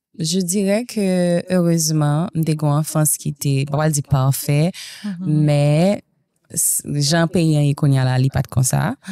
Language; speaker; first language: French; non-native, local second language; Haitian Creole